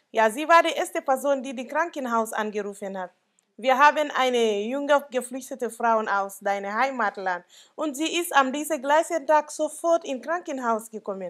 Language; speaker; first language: German; non-native, local second language; Mandingo